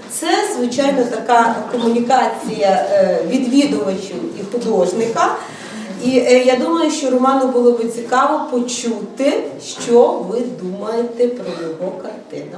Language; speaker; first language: Ukrainian; native; Ukrainian